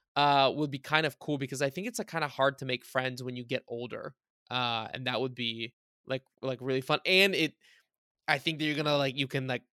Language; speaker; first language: English; early bilingual, other home language; Bulgarian